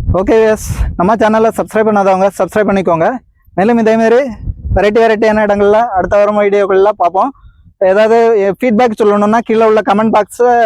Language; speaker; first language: Tamil; native; Tamil